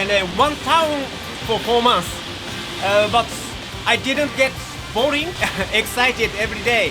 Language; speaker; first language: English; non-native, learner; Japanese